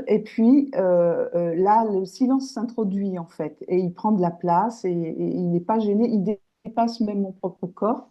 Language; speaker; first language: French; native; French